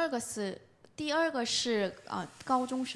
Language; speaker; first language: Chinese; non-native, fluent; Korean